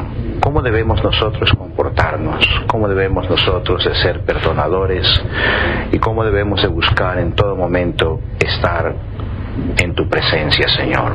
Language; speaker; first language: Spanish; native; Spanish